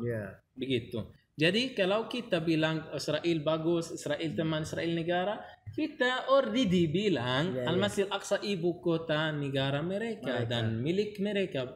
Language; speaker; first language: Indonesian; non-native, learner; Arabic